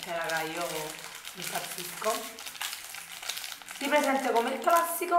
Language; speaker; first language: Italian; native; Italian